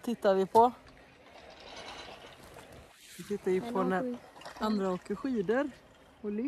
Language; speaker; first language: Swedish; native; Swedish